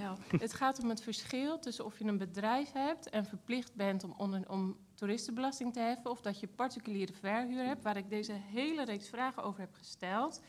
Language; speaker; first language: Dutch; native; Dutch